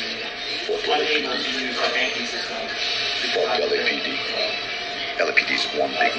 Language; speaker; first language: English; native; English